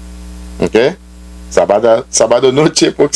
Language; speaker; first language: Spanish; non-native, learner; Haitian Creole